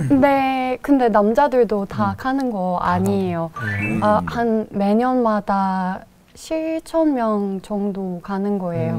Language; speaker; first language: Korean; non-native, fluent; Norwegian